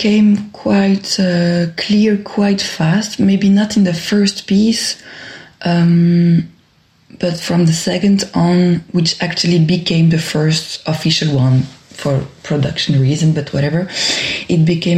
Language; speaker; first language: English; non-native, fluent; French